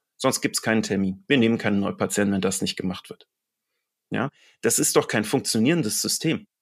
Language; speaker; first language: German; native; German